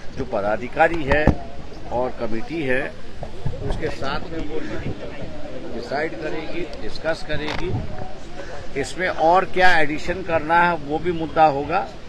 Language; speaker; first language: Hindi; non-native, local second language; Marathi